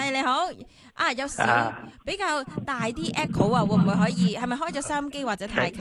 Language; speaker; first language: Cantonese; native; Cantonese